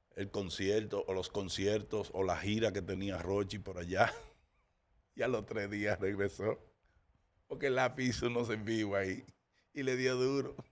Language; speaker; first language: Spanish; early bilingual, heritage; Spanish